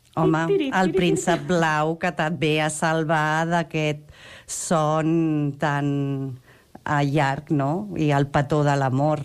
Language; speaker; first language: Catalan; native; Catalan